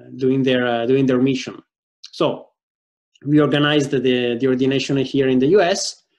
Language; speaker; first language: English; non-native, fluent; Italian